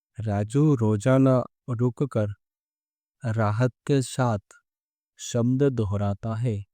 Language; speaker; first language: Hindi; non-native, local second language; Gujarati